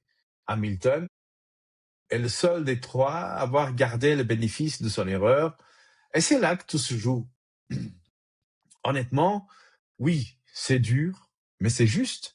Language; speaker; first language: French; native; French